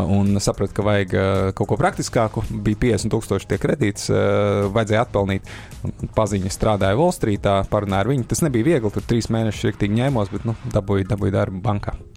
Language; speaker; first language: Latvian; native; Latvian